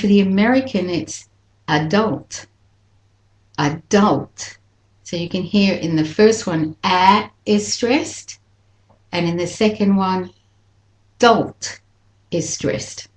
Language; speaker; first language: English; native; English